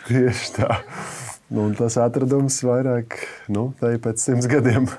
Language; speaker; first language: Latvian; native; Latvian